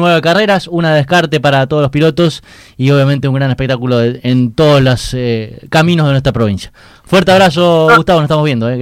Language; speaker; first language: Spanish; native; Spanish